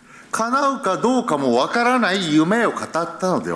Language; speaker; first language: Japanese; early bilingual, heritage; Japanese